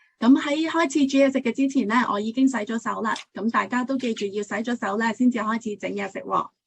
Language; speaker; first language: Cantonese; early bilingual, heritage; Cantonese